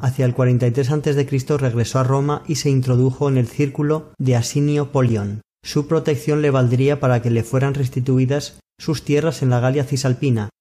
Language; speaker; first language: Spanish; native; Spanish